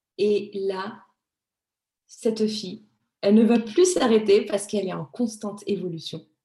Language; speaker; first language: French; early bilingual, other home language; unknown